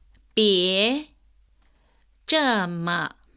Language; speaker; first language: Chinese; non-native, learner; Vietnamese